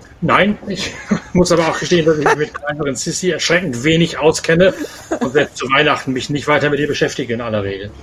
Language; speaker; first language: German; native; German